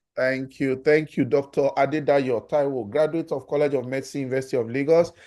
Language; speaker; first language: English; non-native, local second language; Yoruba